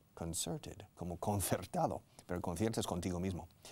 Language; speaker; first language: Spanish; non-native, fluent; English